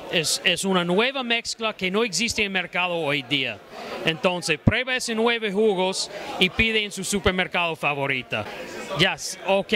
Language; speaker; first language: Spanish; non-native, fluent; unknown